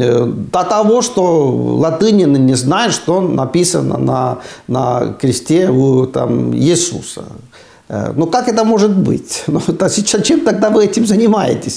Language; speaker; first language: Russian; non-native, fluent; Estonian